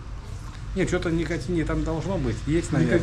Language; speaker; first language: Russian; native; Russian